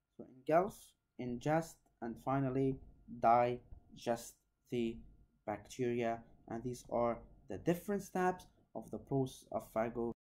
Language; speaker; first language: English; non-native, local second language; Arabic